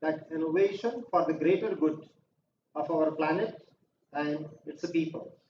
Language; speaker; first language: English; non-native, local second language; Hindi